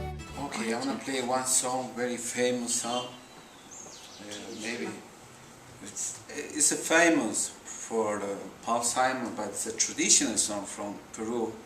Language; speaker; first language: English; non-native, learner; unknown